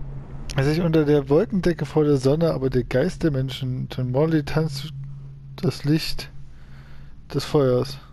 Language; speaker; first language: German; native; German